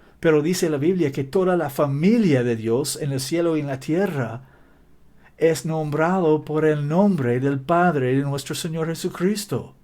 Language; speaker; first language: Spanish; non-native, fluent; English